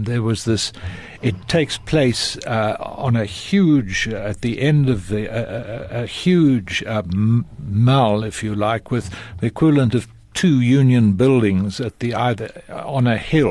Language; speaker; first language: English; native; English